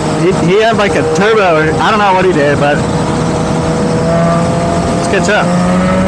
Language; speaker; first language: English; native; English